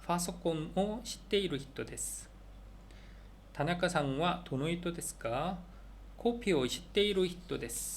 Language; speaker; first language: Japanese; non-native, learner; Korean